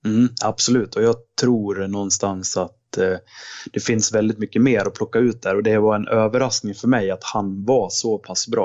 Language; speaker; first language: Swedish; native; Swedish